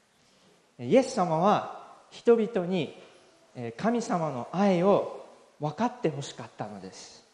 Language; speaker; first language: Japanese; non-native, fluent; English